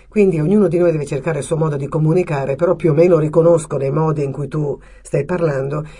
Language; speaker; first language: Italian; native; Italian